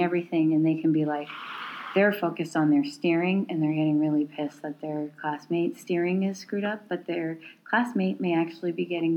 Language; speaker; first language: English; native; English